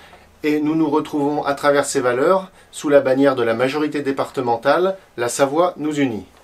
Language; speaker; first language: French; native; French